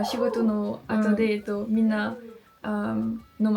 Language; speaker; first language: Japanese; non-native, learner; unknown